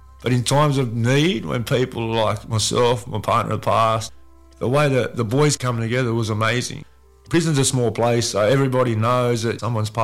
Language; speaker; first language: English; native; English